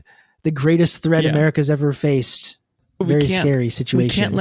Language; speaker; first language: English; native; English